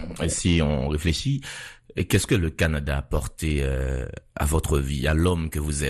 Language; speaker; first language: French; non-native, local second language; Haitian Creole